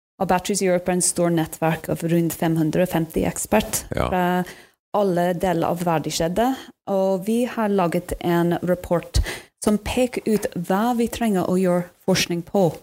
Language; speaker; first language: Norwegian; non-native, fluent; English